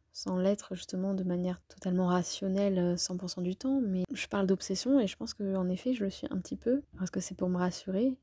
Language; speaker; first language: French; native; French